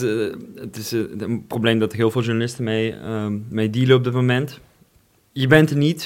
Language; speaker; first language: Dutch; non-native, fluent; Russian